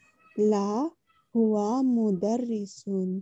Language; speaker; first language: Arabic; non-native, learner; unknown